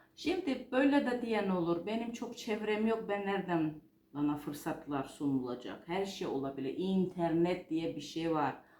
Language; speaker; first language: Turkish; non-native, fluent; Georgian